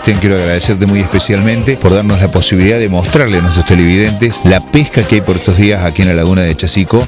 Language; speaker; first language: Spanish; native; Spanish